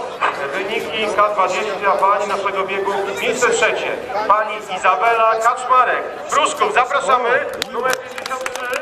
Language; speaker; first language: Polish; native; Polish